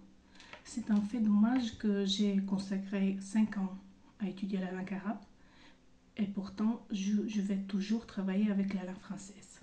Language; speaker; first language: French; non-native, fluent; Bulgarian